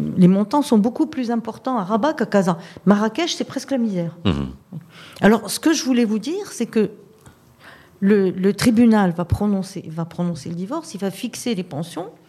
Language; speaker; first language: French; non-native, local second language; Arabic